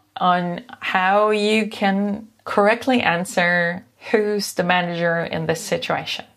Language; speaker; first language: English; non-native, fluent; Dutch